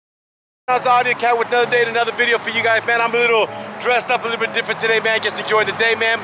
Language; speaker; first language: English; native; English